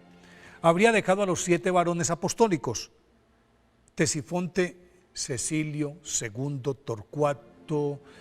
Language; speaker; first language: Spanish; native; Spanish